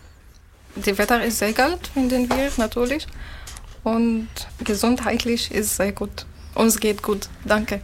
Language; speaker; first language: German; non-native, learner; Arabic